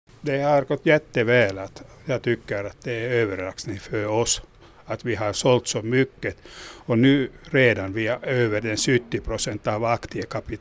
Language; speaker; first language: Swedish; non-native, local second language; Finnish